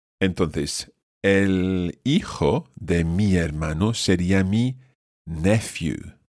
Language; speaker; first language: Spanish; non-native, fluent; English